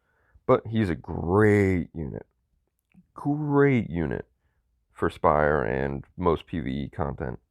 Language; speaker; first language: English; native; English